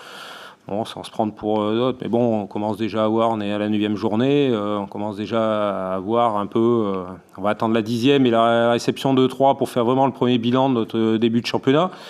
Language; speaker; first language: French; native; French